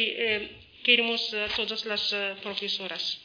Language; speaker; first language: Spanish; non-native, learner; Arabic